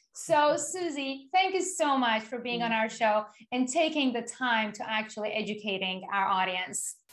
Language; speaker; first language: English; non-native, fluent; Persian